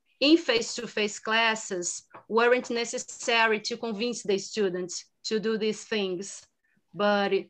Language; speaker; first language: English; non-native, learner; Portuguese